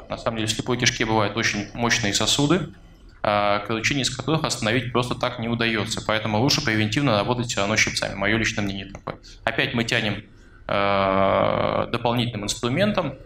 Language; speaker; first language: Russian; native; Russian